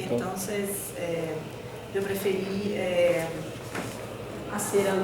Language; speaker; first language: Spanish; non-native, fluent; Portuguese